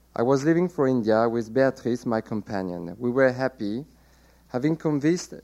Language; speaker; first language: English; non-native, fluent; French